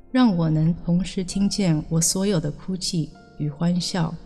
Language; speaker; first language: Chinese; early bilingual, heritage; Chinese